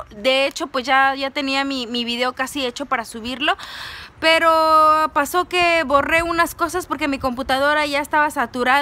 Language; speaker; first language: Spanish; native; Spanish